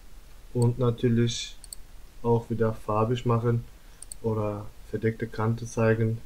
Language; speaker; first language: German; non-native, learner; Turkish